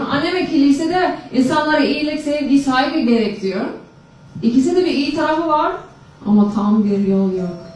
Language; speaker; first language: Turkish; non-native, fluent; English